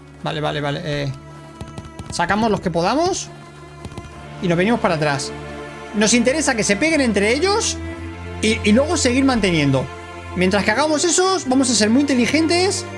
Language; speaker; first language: Spanish; native; Spanish